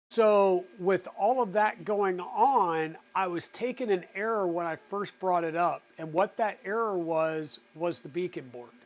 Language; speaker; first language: English; native; English